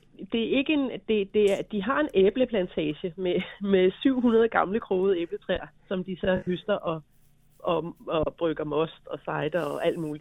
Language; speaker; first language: Danish; native; Danish